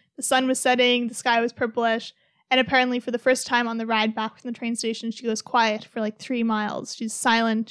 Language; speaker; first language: English; native; English